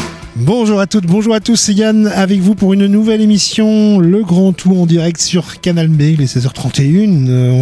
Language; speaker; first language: French; native; French